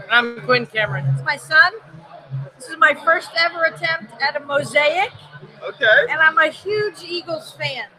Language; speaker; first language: English; native; English